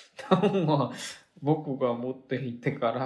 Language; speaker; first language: Japanese; non-native, learner; Korean